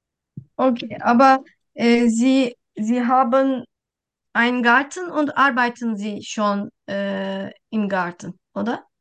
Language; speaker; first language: German; non-native, learner; Turkish